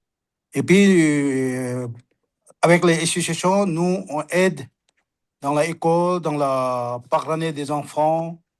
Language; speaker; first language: French; non-native, learner; Sherpa